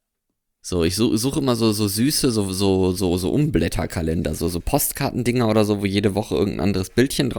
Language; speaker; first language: German; native; German